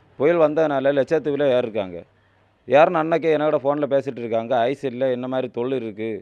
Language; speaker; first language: Tamil; native; Tamil